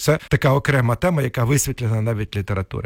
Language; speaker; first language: Ukrainian; native; Ukrainian